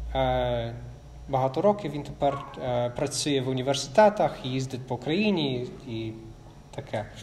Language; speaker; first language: Ukrainian; non-native, fluent; English